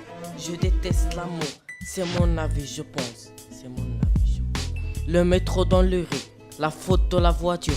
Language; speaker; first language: French; non-native, learner; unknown